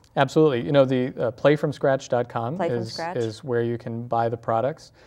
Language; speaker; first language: English; native; English